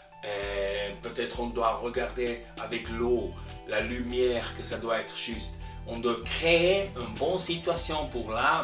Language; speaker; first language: French; non-native, local second language; German